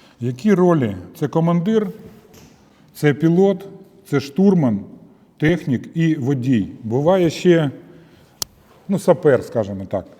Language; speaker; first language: Ukrainian; non-native, local second language; Russian